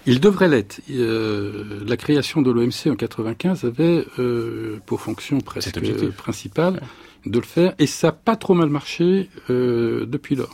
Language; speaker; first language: French; native; French